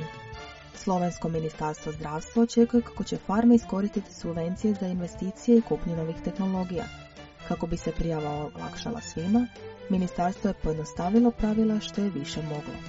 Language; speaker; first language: Croatian; native; Croatian